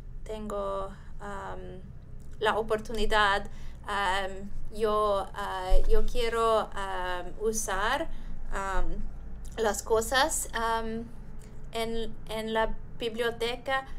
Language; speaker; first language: Spanish; non-native, learner; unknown